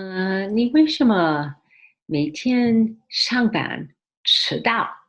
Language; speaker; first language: Chinese; early bilingual, heritage; Chinese